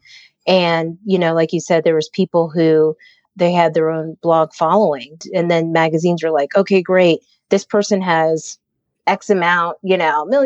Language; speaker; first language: English; native; English